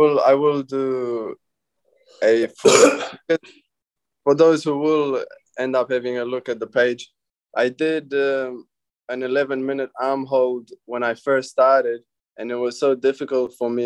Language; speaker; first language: English; early bilingual, other home language; Romanian